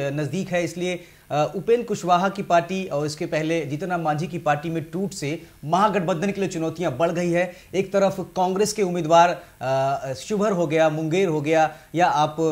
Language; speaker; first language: Hindi; native; Hindi